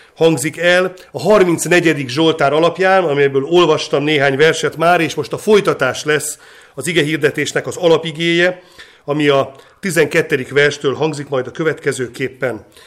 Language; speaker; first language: Hungarian; native; Hungarian